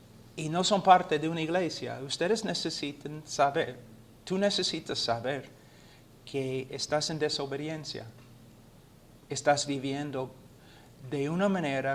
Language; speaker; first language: Spanish; non-native, fluent; English